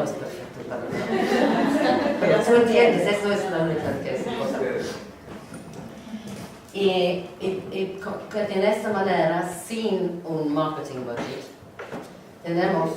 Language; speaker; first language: Spanish; non-native, learner; English